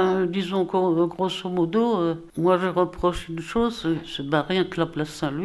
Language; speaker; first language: French; native; French